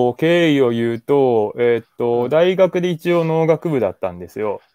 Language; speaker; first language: Japanese; native; Japanese